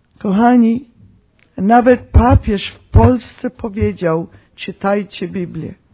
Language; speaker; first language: Polish; early bilingual, heritage; Polish